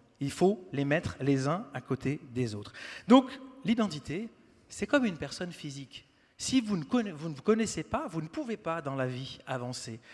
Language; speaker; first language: French; native; French